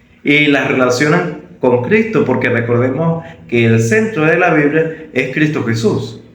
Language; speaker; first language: Spanish; native; Spanish